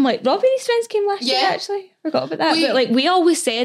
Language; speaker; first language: English; native; English